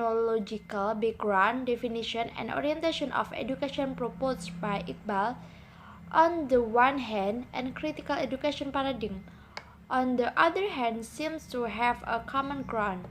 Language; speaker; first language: English; non-native, learner; Indonesian